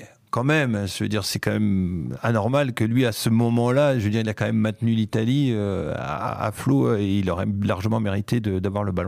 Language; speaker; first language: French; native; French